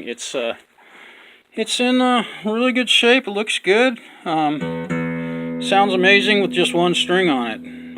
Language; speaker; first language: English; native; English